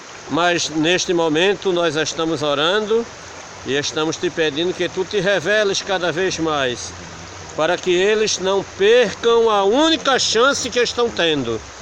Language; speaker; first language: Portuguese; native; Portuguese